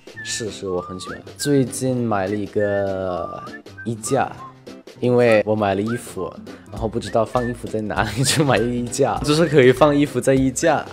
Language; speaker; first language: Chinese; non-native, fluent; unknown